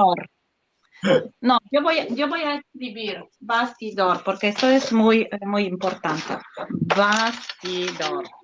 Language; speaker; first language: Spanish; non-native, learner; Polish